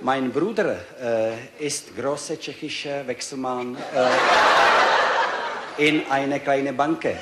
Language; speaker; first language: German; non-native, learner; Czech